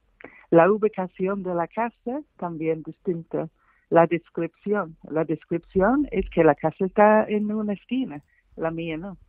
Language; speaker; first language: Spanish; non-native, fluent; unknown